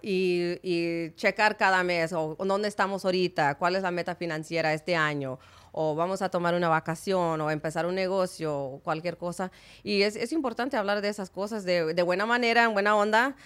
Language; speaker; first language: Spanish; early bilingual, heritage; Spanish